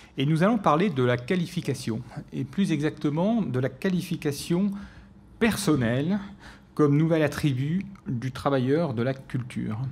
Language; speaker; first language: French; native; French